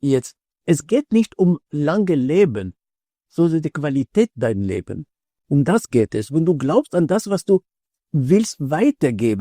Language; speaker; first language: German; non-native, fluent; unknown